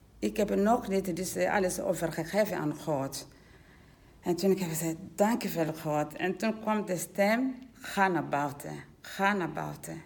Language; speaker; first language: Dutch; non-native, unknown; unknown